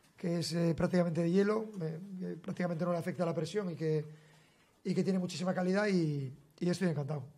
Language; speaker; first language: Spanish; native; Spanish